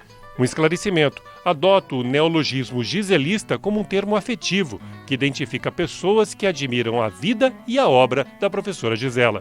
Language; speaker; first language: Portuguese; native; Portuguese